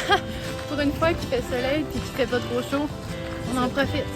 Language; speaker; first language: French; native; French